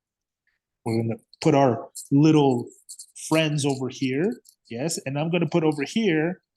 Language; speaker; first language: English; non-native, fluent; Spanish